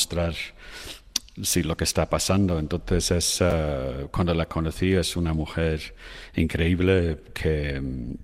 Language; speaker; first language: Spanish; non-native, fluent; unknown